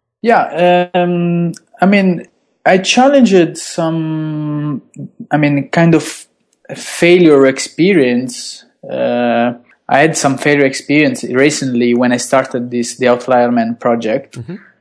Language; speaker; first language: English; non-native, fluent; Italian